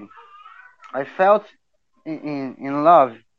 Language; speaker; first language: English; non-native, fluent; Portuguese